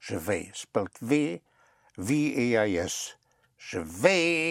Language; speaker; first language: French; non-native, fluent; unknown